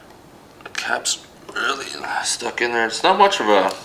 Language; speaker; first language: English; native; English